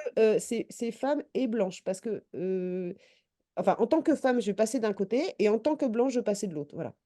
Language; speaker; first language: French; native; French